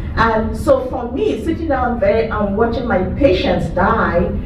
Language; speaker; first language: English; native; English